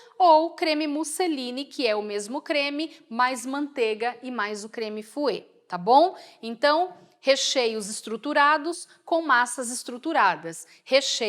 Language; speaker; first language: Portuguese; native; Portuguese